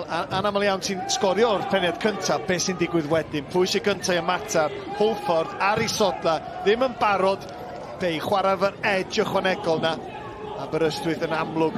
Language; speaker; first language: Welsh; native; Welsh